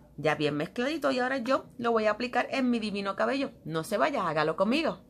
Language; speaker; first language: Spanish; native; Spanish